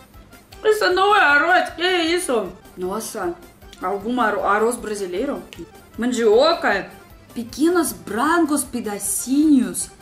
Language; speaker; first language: Portuguese; non-native, learner; Russian